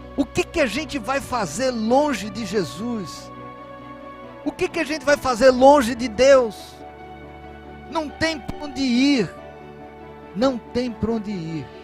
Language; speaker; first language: Portuguese; native; Portuguese